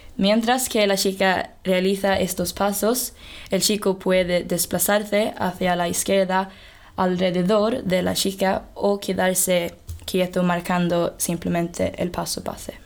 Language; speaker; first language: Spanish; non-native, fluent; Swedish